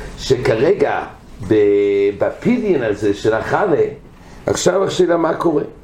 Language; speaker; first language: Hebrew; non-native, fluent; English